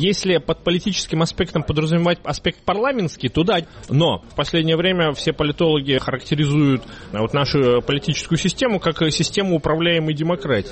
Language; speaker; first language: Russian; native; Russian